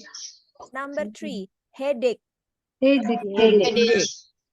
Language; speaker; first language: English; non-native, fluent; Indonesian